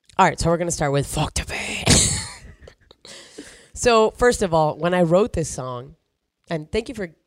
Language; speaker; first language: English; early bilingual, other home language; Spanish